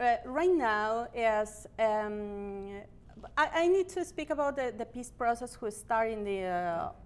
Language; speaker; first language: English; non-native, learner; Spanish